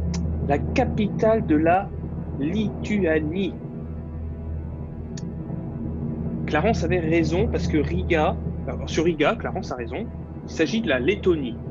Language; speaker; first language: French; native; French